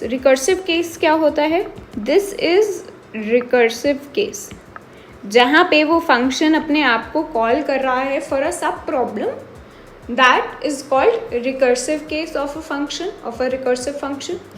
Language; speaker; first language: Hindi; native; Hindi